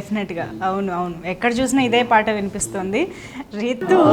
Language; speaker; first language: Telugu; native; Telugu